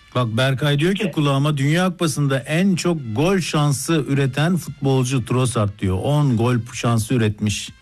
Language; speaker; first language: Turkish; native; Turkish